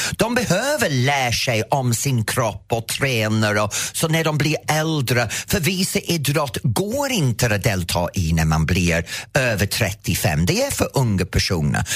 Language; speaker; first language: Swedish; non-native, fluent; English